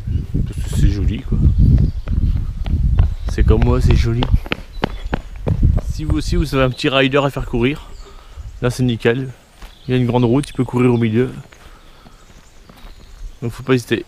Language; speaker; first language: French; native; French